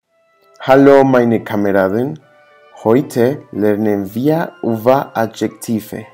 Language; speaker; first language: German; non-native, learner; English